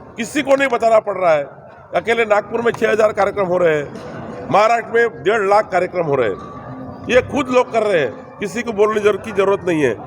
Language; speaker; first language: Hindi; non-native, local second language; Marathi